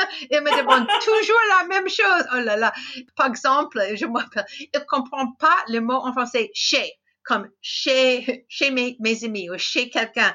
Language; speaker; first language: French; non-native, fluent; English